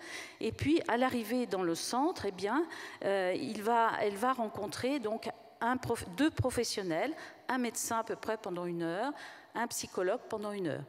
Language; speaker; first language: French; native; French